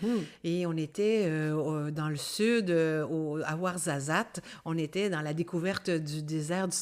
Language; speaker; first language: French; native; French